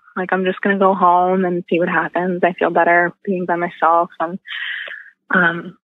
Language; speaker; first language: English; native; English